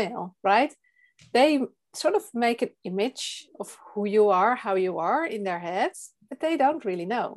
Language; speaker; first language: English; non-native, fluent; Dutch